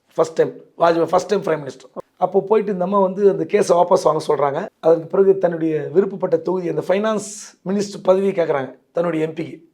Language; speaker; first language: Tamil; native; Tamil